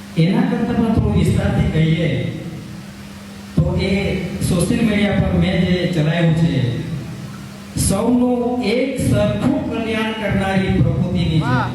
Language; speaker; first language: Gujarati; non-native, local second language; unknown